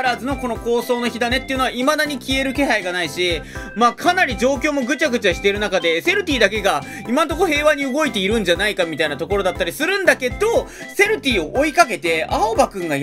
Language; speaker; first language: Japanese; native; Japanese